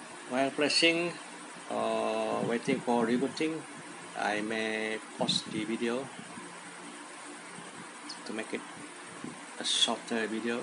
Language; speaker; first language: English; non-native, local second language; Malay